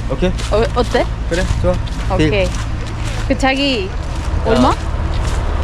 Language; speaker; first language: Korean; non-native, learner; Spanish